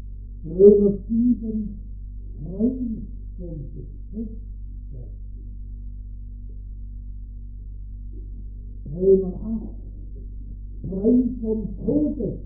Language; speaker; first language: German; native; German